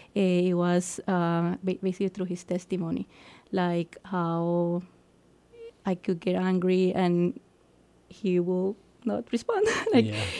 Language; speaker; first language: English; non-native, fluent; Spanish